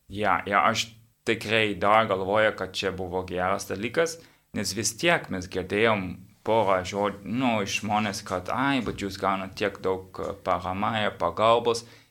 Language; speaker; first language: Lithuanian; non-native, fluent; Dutch